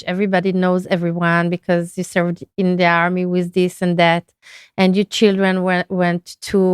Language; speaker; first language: English; non-native, fluent; Hebrew